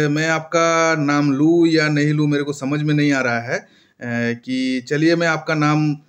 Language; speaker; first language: Hindi; non-native, local second language; Bangla